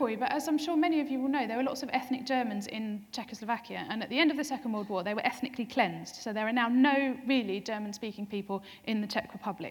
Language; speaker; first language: English; native; English